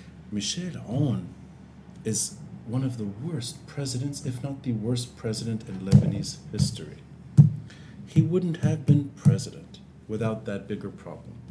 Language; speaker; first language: English; non-native, local second language; Arabic